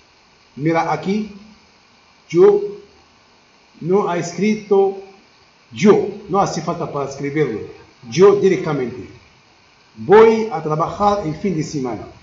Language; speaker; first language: Spanish; non-native, learner; Arabic